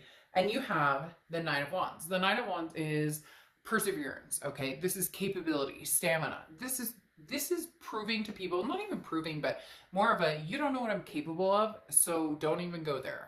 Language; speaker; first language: English; native; English